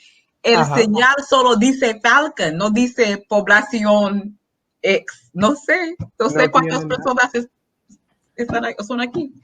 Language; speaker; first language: Spanish; non-native, fluent; English